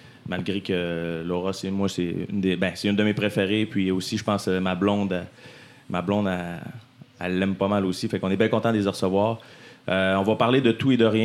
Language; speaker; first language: French; native; French